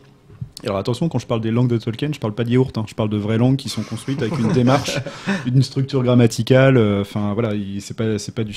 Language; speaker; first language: French; native; French